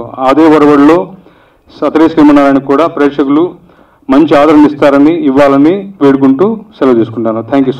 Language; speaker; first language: Telugu; native; Telugu